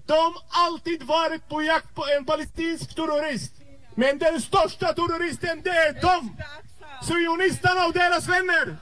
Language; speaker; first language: Swedish; non-native, fluent; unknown